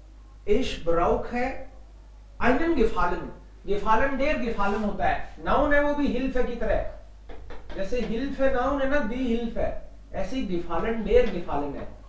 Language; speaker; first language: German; non-native, fluent; Hindi